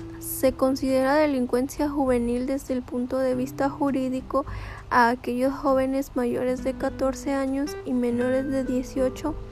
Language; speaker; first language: Spanish; native; Spanish